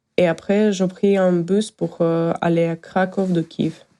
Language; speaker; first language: French; non-native, learner; Ukrainian